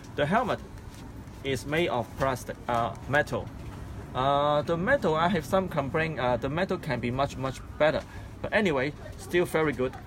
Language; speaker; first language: English; non-native, local second language; Cantonese